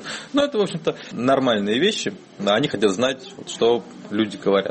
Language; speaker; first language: Russian; native; Russian